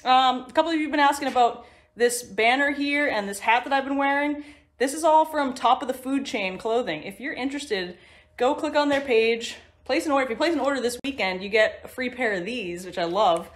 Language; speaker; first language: English; native; English